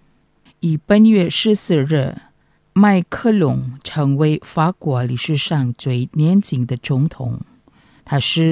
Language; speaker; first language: Chinese; non-native, fluent; Indonesian